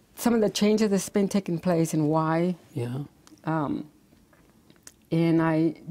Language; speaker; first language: English; native; English